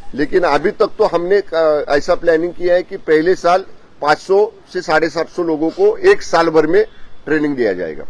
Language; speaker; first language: Hindi; non-native, local second language; Marathi